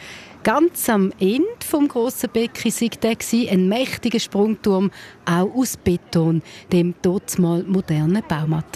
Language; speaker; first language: German; native; German